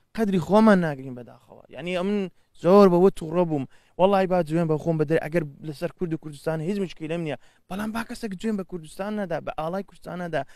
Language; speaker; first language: Central Kurdish; early bilingual, heritage; Central Kurdish